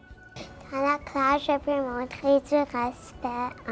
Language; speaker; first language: French; non-native, local second language; English